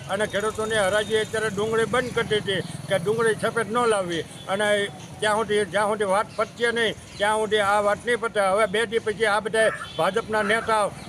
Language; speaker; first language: Gujarati; native; Gujarati